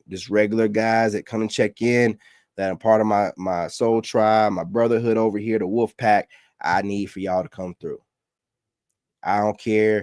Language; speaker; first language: English; native; English